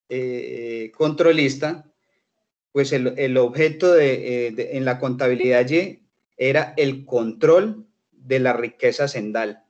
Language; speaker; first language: Spanish; native; Spanish